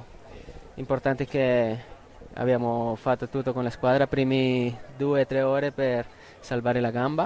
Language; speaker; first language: Italian; non-native, fluent; Spanish